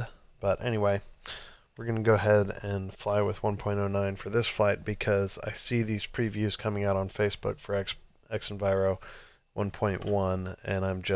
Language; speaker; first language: English; native; English